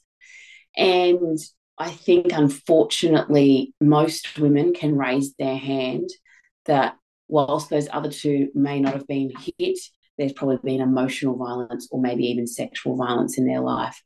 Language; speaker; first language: English; native; English